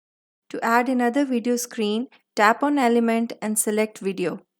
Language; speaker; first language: English; non-native, local second language; Hindi